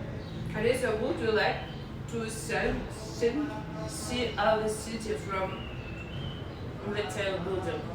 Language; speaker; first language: English; non-native, learner; Russian